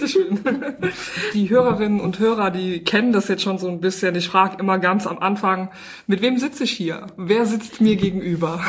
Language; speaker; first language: German; native; German